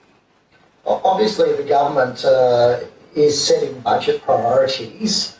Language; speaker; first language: English; native; English